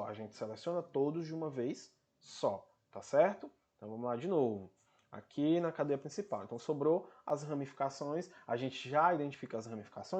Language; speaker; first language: Portuguese; native; Portuguese